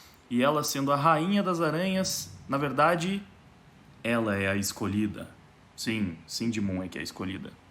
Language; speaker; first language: Portuguese; native; Portuguese